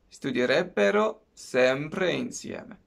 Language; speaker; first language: Italian; non-native, fluent; Persian